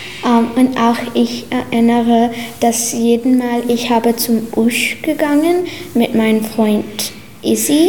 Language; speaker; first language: German; early bilingual, heritage; English